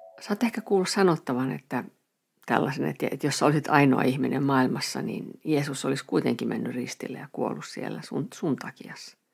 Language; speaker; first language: Finnish; native; Finnish